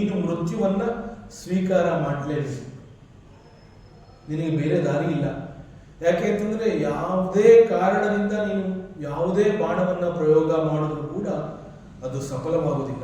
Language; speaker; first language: Kannada; native; Kannada